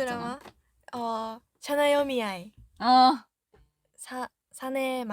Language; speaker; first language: Korean; non-native, learner; Japanese